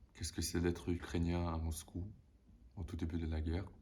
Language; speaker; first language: French; non-native, fluent; Russian